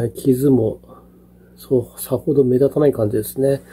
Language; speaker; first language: Japanese; native; Japanese